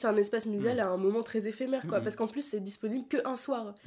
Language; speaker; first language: French; native; French